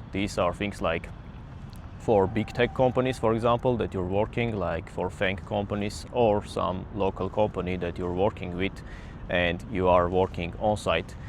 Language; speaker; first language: English; non-native, fluent; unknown